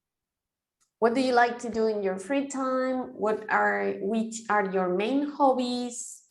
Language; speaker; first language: English; non-native, fluent; Spanish